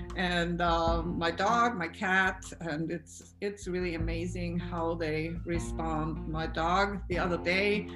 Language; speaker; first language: English; non-native, fluent; German